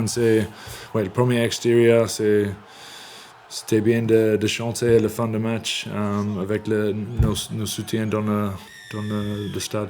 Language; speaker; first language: French; non-native, learner; English